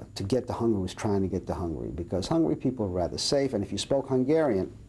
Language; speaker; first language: English; early bilingual, other home language; Serbian